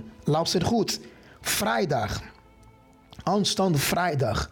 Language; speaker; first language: Dutch; non-native, fluent; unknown